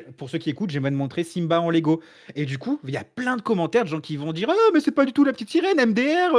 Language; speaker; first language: French; native; French